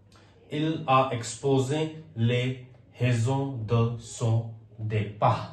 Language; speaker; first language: French; non-native, learner; Hindi